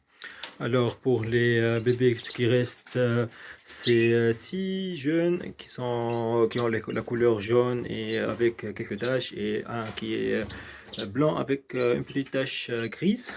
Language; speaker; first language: French; non-native, local second language; Arabic